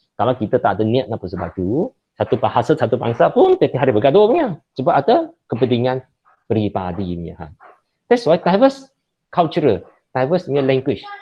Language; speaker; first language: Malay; non-native, local second language; Chinese